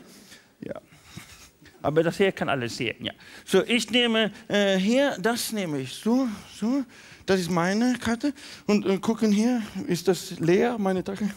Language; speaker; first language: German; non-native, learner; Swedish